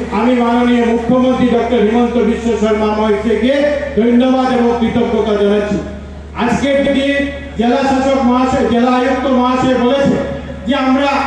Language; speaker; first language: Bangla; native; Bangla